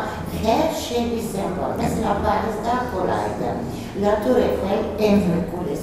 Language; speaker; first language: Turkish; non-native, fluent; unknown